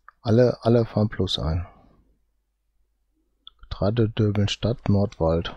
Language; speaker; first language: German; native; German